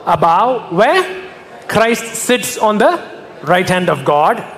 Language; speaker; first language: English; non-native, local second language; Tamil